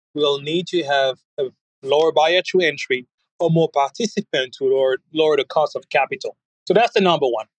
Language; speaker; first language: English; non-native, fluent; French